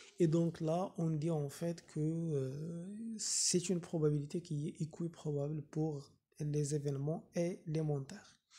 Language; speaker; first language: French; non-native, local second language; Arabic